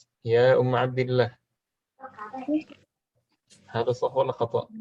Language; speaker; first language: Arabic; non-native, fluent; Indonesian